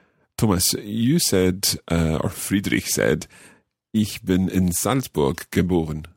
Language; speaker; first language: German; non-native, learner; English